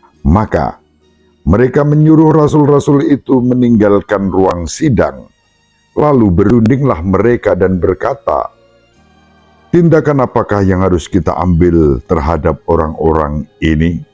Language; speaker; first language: Indonesian; native; Indonesian